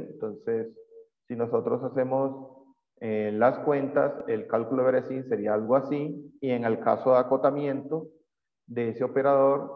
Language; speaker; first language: Spanish; native; Spanish